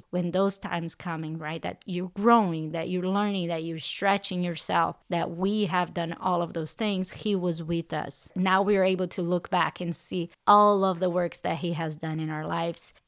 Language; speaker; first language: English; non-native, fluent; Portuguese